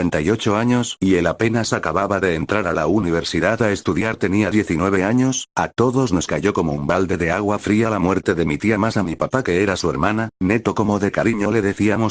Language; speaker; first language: Spanish; native; Spanish